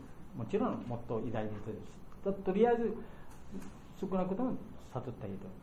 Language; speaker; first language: Japanese; non-native, learner; Bangla